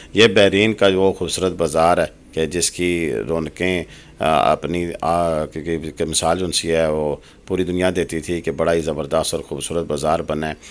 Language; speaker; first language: Urdu; non-native, local second language; Pahari-Potwari